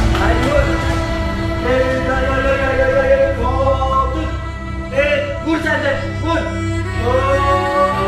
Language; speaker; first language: Turkish; native; Turkish